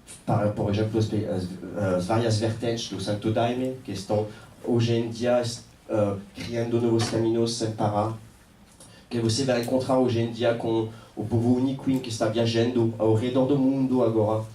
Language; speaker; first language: Portuguese; non-native, fluent; French